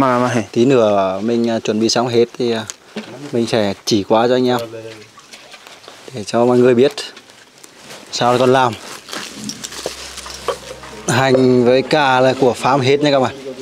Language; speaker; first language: Vietnamese; native; Vietnamese